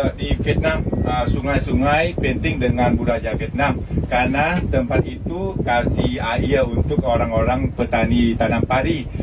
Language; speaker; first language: Indonesian; non-native, learner; Vietnamese